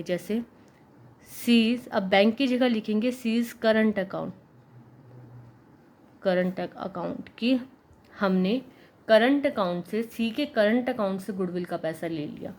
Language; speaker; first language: Hindi; native; Hindi